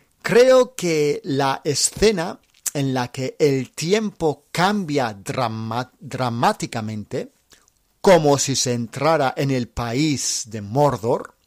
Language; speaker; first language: Spanish; non-native, fluent; English